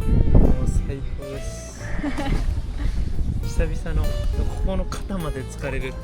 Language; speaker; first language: Japanese; native; Japanese